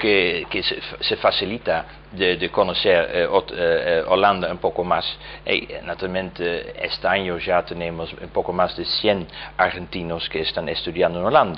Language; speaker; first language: Spanish; non-native, fluent; Dutch